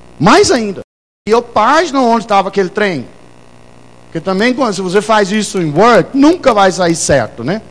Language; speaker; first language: Portuguese; non-native, fluent; Danish